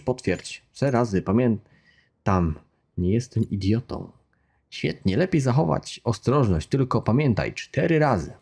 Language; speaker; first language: Polish; native; Polish